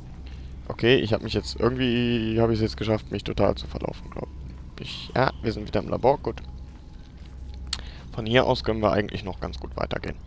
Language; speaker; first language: German; native; German